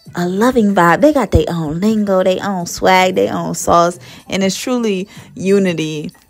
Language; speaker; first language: English; native; English